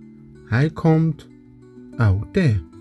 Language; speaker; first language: Dutch; non-native, learner; Kurdish